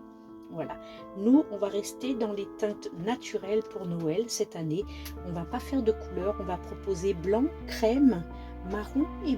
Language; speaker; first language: French; native; French